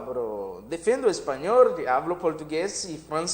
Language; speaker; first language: Spanish; non-native, learner; Haitian Creole